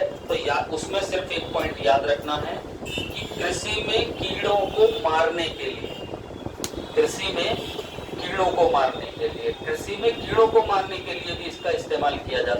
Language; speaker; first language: Hindi; native; Hindi